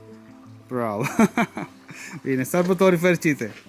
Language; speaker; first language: Romanian; non-native, learner; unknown